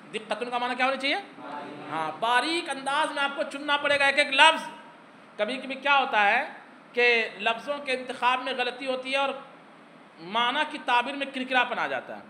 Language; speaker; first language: Urdu; native; Urdu